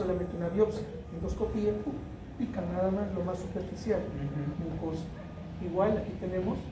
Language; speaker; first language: Spanish; native; Spanish